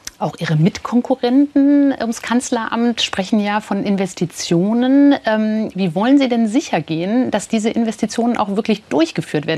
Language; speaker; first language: German; native; German